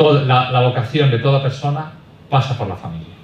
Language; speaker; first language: Spanish; native; Spanish